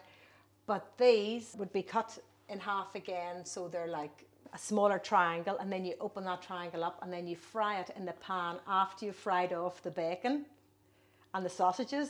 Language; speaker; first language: English; native; English